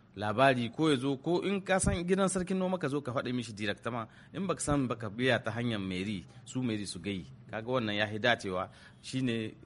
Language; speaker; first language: Hausa; native; Hausa